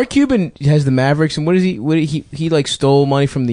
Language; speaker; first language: English; native; English